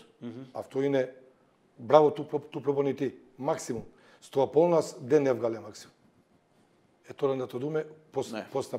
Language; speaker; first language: Greek; non-native, fluent; Serbian